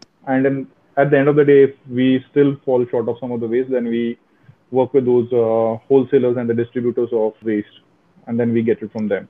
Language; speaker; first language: English; non-native, local second language; Kashmiri